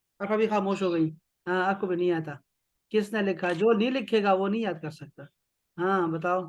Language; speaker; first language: Urdu; native; Urdu